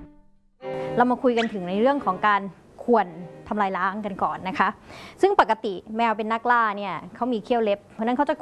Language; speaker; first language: Thai; native; Thai